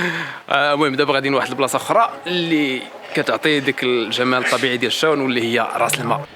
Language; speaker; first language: Arabic; native; Arabic